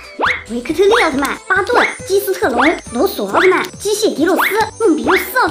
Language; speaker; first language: Chinese; native; Chinese